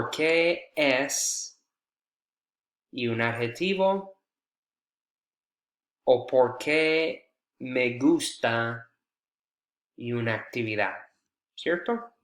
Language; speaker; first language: Spanish; non-native, fluent; English